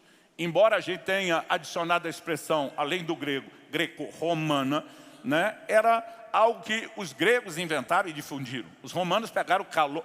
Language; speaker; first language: Portuguese; native; Portuguese